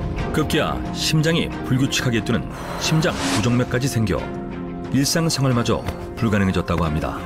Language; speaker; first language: Korean; native; Korean